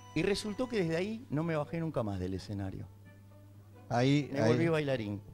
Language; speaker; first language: Spanish; native; Spanish